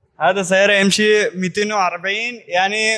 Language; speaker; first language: Arabic; non-native, learner; Bangla